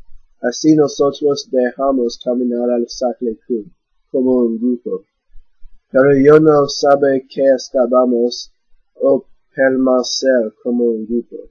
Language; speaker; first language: Spanish; non-native, learner; English